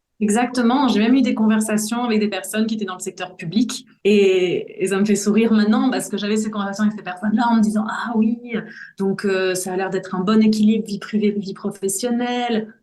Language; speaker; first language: French; early bilingual, other home language; Spanish